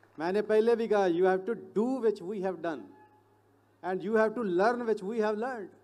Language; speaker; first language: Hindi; non-native, local second language; Punjabi